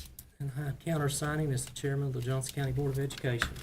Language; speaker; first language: English; native; English